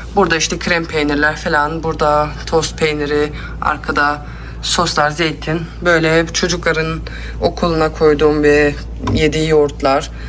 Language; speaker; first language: Turkish; early bilingual, heritage; Turkish